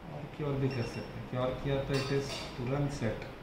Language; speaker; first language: Hindi; non-native, local second language; Marathi